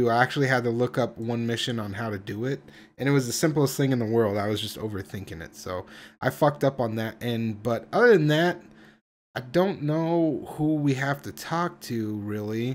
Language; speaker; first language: English; native; English